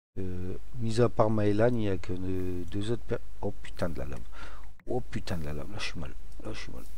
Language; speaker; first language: French; native; French